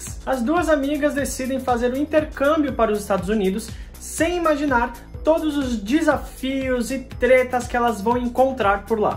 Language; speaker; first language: Portuguese; native; Portuguese